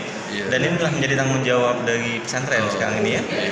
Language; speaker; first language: Indonesian; native; Indonesian